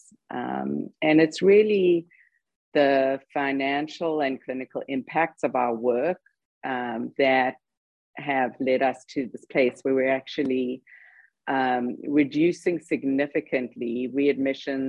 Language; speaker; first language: English; native; English